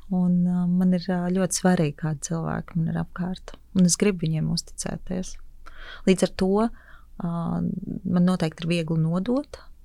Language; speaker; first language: Latvian; native; Latvian